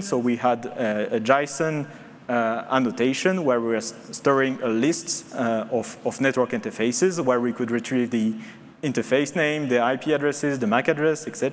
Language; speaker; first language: English; non-native, fluent; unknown